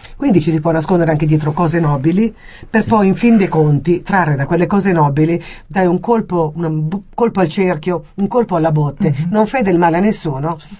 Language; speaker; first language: Italian; native; Italian